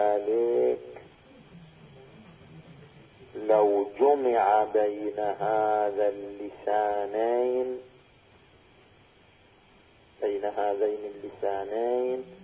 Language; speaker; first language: Arabic; native; Arabic